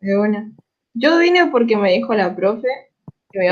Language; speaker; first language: Spanish; native; Spanish